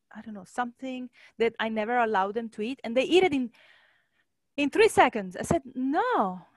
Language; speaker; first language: English; non-native, fluent; Italian